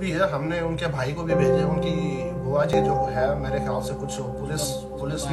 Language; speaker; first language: Hindi; native; Hindi